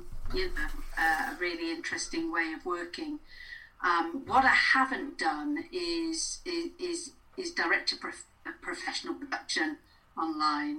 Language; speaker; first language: English; native; English